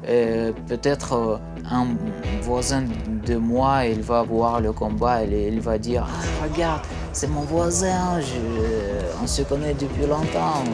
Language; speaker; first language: French; non-native, fluent; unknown